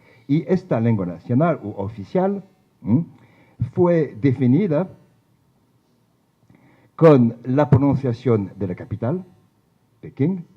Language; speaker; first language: Spanish; non-native, fluent; French